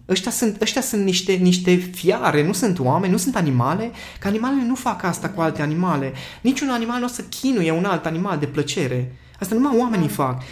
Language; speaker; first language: Romanian; non-native, local second language; Hungarian